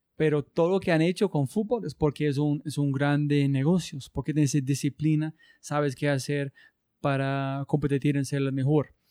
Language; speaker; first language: Spanish; non-native, learner; English